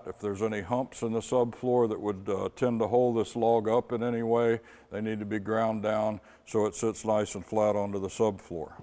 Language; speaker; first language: English; native; English